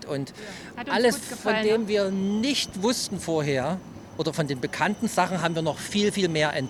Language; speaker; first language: German; native; German